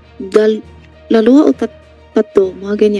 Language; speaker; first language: Filipino; non-native, learner; Chinese